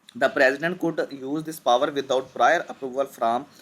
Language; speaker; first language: English; non-native, local second language; Urdu